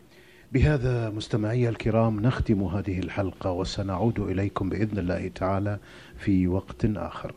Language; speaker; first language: Arabic; native; Arabic